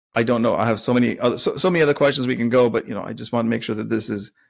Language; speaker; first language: English; native; English